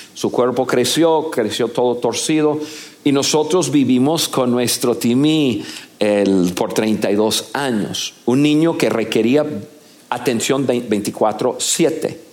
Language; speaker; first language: Spanish; non-native, fluent; English